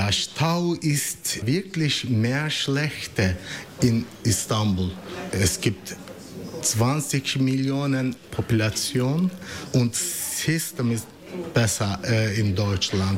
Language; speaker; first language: German; non-native, learner; Turkish